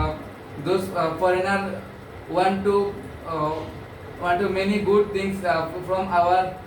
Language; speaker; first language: English; non-native, learner; Bangla